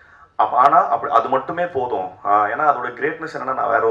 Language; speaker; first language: Tamil; native; Tamil